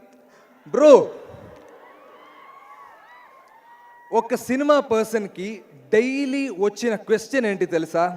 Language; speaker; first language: Telugu; non-native, learner; Malayalam